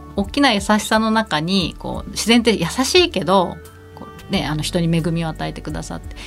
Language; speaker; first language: Japanese; native; Japanese